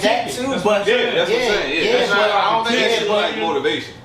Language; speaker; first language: English; native; English